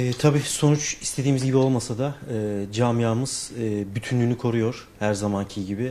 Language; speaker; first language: Turkish; native; Turkish